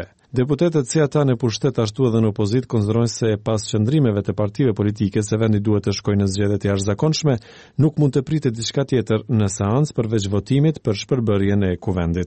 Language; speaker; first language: Albanian; native; Albanian